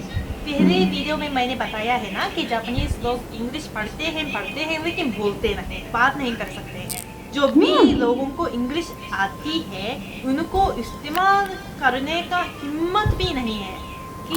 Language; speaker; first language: Hindi; non-native, fluent; Japanese